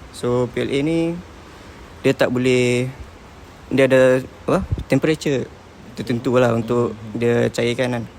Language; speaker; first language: Malay; native; Malay